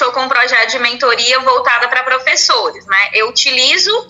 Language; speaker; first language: Portuguese; native; Portuguese